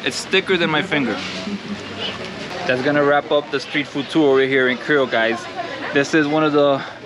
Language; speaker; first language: English; early bilingual, other home language; Spanish